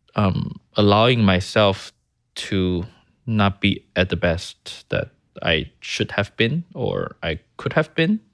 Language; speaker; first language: English; early bilingual, other home language; Chinese